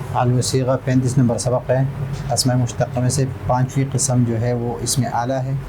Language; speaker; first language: Urdu; non-native, local second language; Pashto